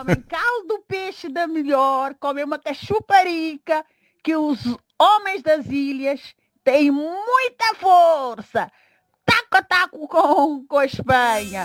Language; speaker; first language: Portuguese; non-native, local second language; Kabuverdianu